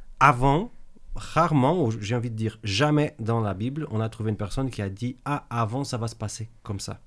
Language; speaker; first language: French; native; French